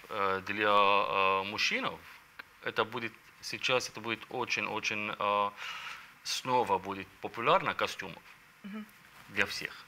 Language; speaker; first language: Russian; non-native, learner; Arabic